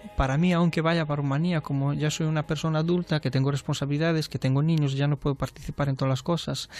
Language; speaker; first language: Spanish; non-native, fluent; Romanian